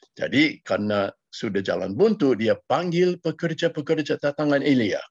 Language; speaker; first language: Malay; non-native, fluent; English